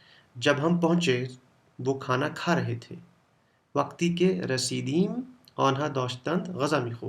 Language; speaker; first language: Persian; non-native, fluent; Urdu